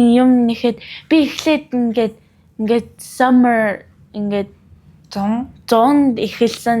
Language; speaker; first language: Mongolian; early bilingual, heritage; Mongolian